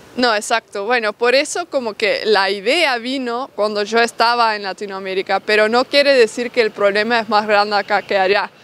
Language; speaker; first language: Spanish; non-native, fluent; Dutch